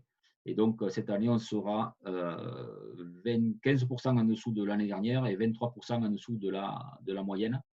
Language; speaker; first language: French; native; French